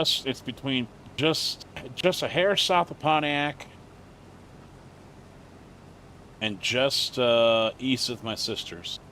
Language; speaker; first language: English; native; English